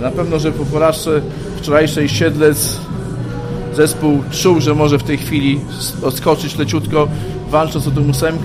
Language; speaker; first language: Polish; native; Polish